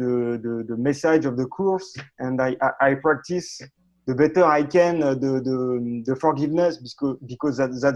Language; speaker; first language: English; non-native, learner; French